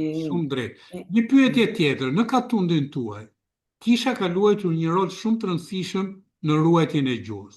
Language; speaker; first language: Albanian; native; Albanian